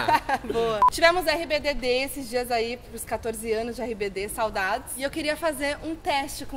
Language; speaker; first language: Portuguese; native; Portuguese